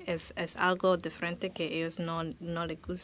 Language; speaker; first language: Spanish; non-native, learner; English